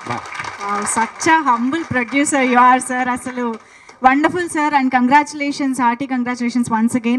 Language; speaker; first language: Telugu; native; Telugu